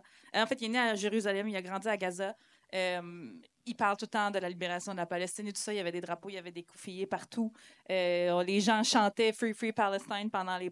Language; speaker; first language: French; native; French